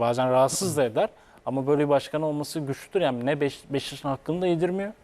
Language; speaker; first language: Turkish; native; Turkish